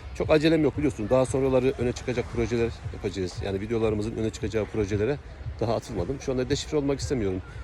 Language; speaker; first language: Turkish; native; Turkish